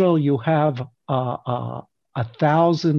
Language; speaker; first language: English; non-native, fluent; Hebrew